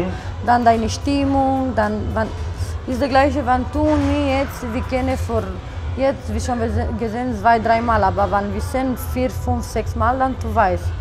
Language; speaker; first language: German; non-native, learner; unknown